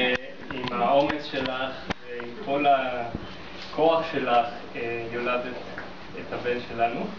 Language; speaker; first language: Hebrew; non-native, fluent; English